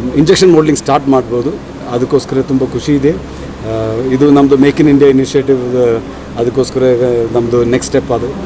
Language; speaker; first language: Kannada; non-native, local second language; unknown